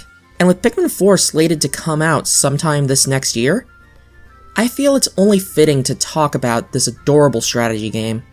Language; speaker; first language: English; native; English